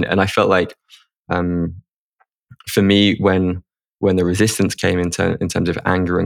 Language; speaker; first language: English; native; English